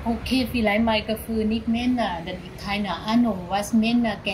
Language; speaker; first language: German; non-native, learner; Thai